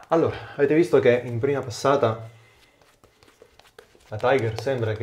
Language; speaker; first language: Italian; native; Italian